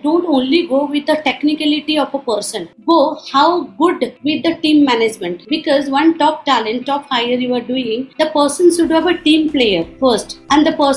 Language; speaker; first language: English; non-native, local second language; Odia